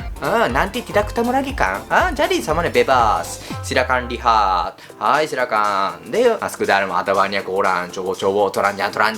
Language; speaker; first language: Indonesian; non-native, learner; Japanese